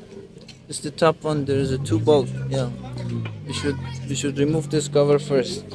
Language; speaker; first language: English; non-native, learner; Persian